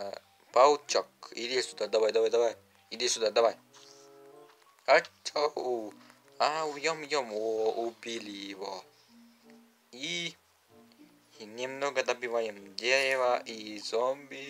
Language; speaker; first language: Russian; non-native, learner; Uzbek